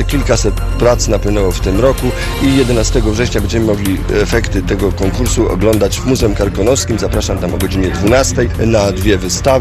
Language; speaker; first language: Polish; native; Polish